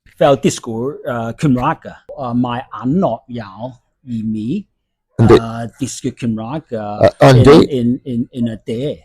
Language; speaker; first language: Welsh; non-native, learner; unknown